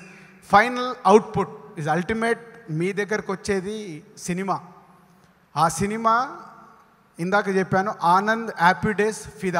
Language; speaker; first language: Telugu; native; Telugu